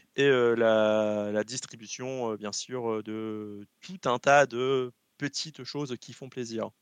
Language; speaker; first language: French; native; French